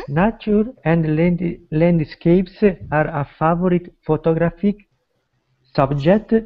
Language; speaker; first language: English; non-native, learner; Italian